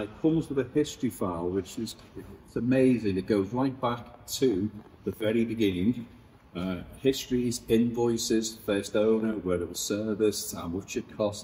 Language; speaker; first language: English; native; English